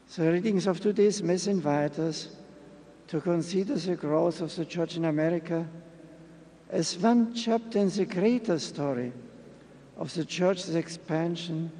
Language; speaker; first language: English; non-native, fluent; German